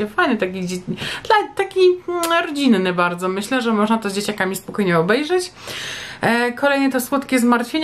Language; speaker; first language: Polish; native; Polish